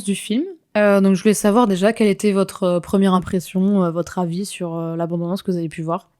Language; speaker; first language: French; native; French